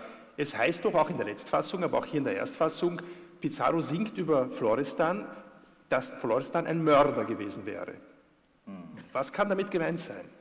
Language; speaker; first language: German; native; German